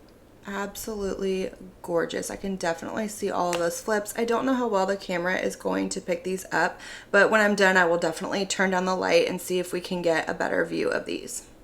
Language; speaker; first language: English; native; English